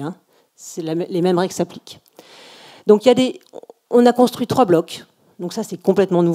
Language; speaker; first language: French; native; French